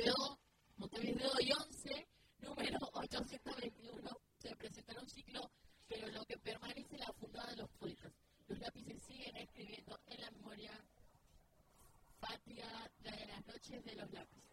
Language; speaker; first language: Spanish; native; Spanish